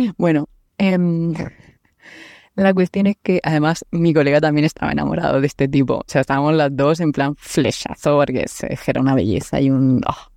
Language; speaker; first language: Spanish; native; Spanish